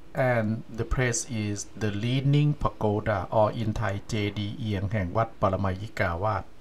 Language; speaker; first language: English; non-native, fluent; Thai